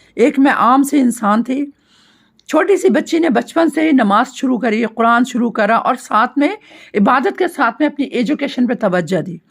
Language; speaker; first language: Urdu; native; Urdu